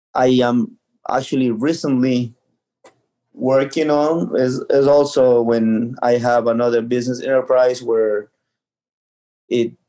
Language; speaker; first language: English; early bilingual, other home language; Spanish